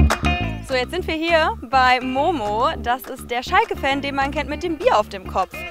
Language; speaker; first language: German; native; German